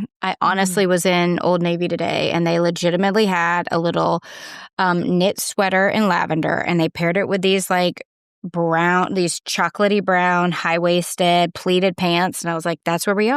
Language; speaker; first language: English; native; English